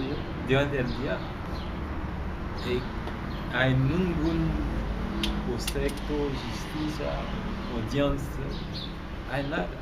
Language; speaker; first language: Spanish; non-native, learner; Haitian Creole